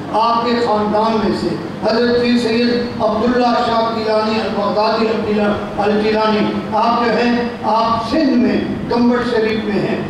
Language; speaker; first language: Urdu; non-native, local second language; Punjabi